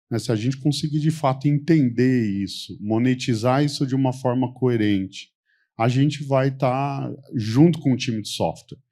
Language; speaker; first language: Portuguese; native; Portuguese